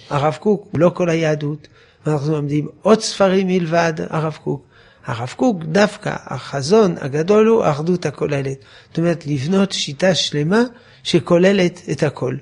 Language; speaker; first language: Hebrew; non-native, fluent; French